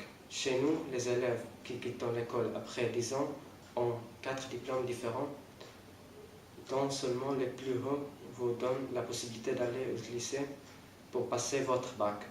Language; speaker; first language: French; non-native, learner; German